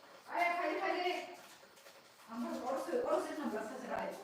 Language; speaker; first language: Hindi; non-native, local second language; Kok Borok